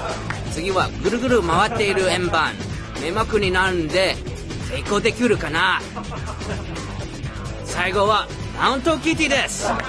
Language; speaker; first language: Japanese; non-native, learner; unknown